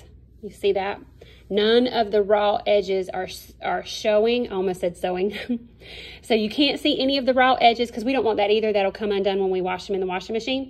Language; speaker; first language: English; native; English